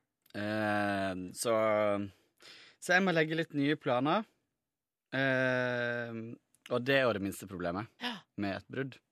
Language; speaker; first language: Norwegian; native; Norwegian